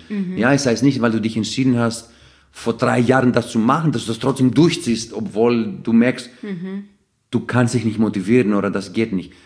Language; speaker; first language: German; non-native, fluent; Greek